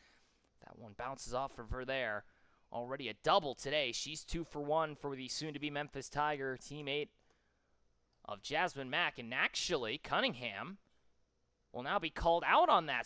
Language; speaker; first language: English; native; English